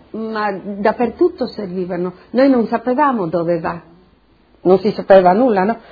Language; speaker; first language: Italian; non-native, local second language; Slovenian